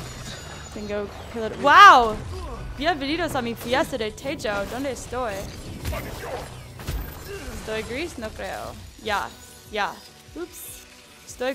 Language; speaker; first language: Spanish; non-native, learner; English